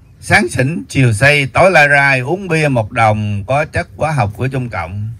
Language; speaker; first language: Vietnamese; native; Vietnamese